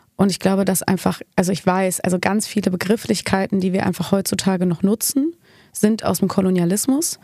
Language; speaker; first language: German; native; German